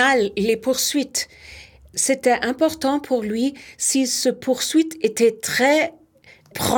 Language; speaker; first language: French; non-native, fluent; German